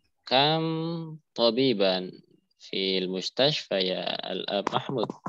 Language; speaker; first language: Arabic; non-native, fluent; Indonesian